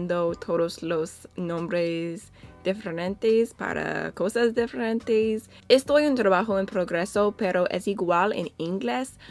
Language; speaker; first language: Spanish; non-native, learner; English